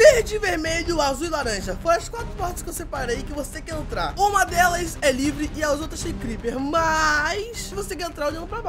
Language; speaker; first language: Portuguese; native; Portuguese